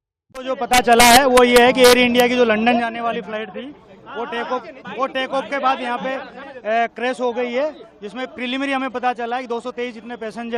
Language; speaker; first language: Hindi; non-native, local second language; Gujarati